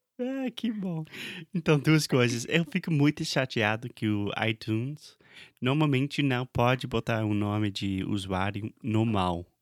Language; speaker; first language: Portuguese; non-native, fluent; English